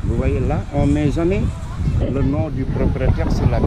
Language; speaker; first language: French; non-native, local second language; Wolof